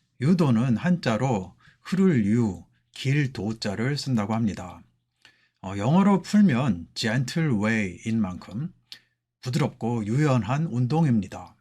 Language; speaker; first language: Korean; native; Korean